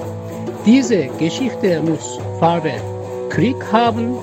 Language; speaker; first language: German; non-native, learner; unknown